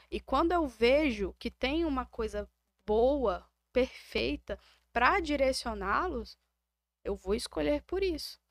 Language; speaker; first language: Portuguese; native; Portuguese